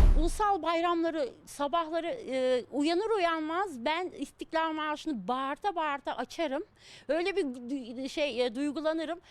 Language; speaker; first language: Turkish; early bilingual, heritage; Turkish